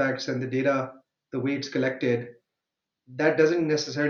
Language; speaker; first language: English; non-native, local second language; Urdu